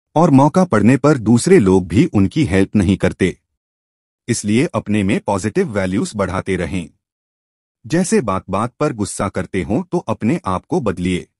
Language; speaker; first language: Hindi; native; Hindi